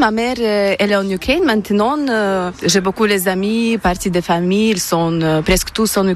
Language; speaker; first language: French; non-native, learner; Ukrainian